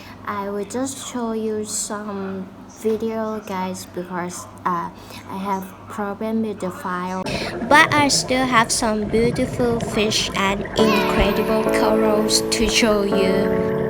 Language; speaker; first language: English; non-native, learner; Thai